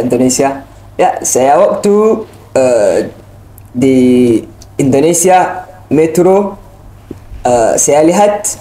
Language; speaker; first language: Indonesian; non-native, learner; Hausa